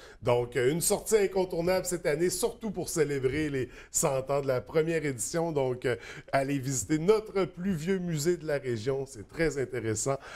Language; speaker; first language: French; native; French